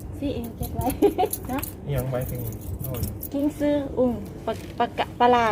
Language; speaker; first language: Portuguese; non-native, learner; Thai